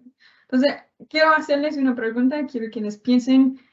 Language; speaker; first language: Spanish; non-native, learner; English